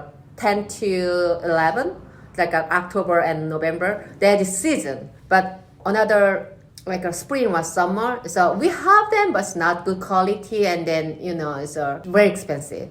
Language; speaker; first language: English; non-native, learner; Korean